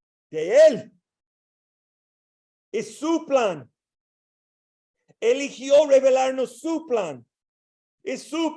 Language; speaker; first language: Spanish; non-native, learner; English